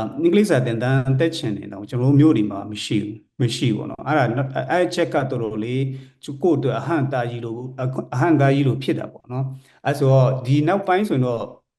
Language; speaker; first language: Burmese; non-native, local second language; Kachin